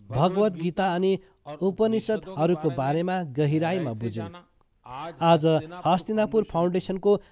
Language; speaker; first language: Nepali; native; Nepali